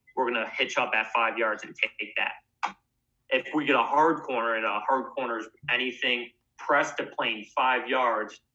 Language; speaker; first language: English; native; English